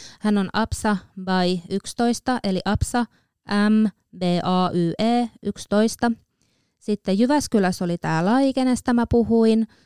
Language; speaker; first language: Finnish; native; Finnish